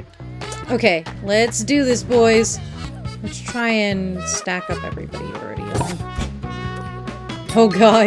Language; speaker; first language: English; native; English